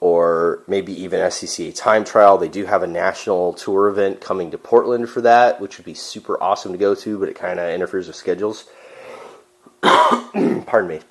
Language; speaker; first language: English; native; English